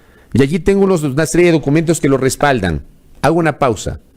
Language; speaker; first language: Spanish; native; Spanish